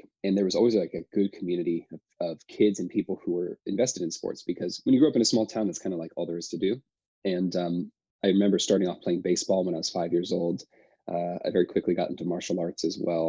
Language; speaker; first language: English; native; English